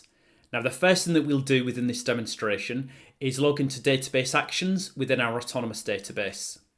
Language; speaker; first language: English; native; English